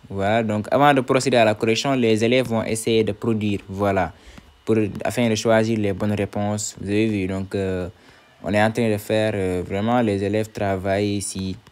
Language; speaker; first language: French; non-native, local second language; Wolof